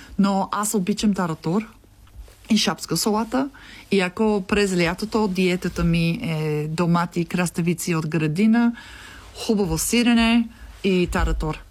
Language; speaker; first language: Bulgarian; non-native, learner; English